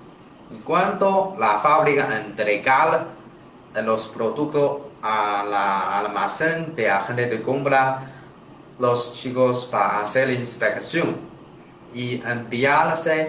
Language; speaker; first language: Spanish; non-native, learner; Chinese